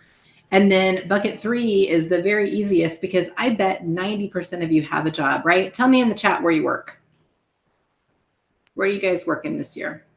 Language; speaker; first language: English; native; English